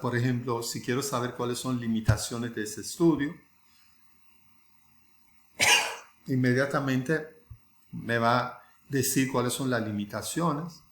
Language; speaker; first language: Spanish; non-native, fluent; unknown